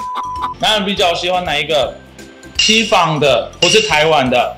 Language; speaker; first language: Chinese; non-native, fluent; French